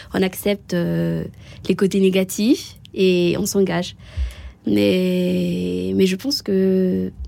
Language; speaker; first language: French; non-native, local second language; Malagasy